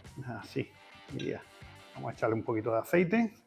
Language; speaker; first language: Spanish; native; Spanish